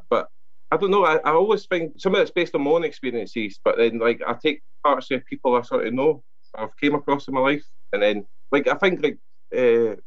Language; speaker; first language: English; non-native, local second language; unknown